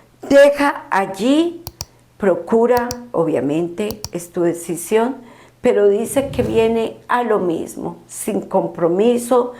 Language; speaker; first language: Spanish; native; Spanish